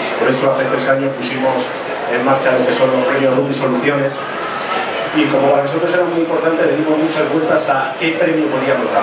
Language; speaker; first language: Spanish; native; Spanish